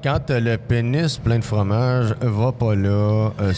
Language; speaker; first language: French; native; French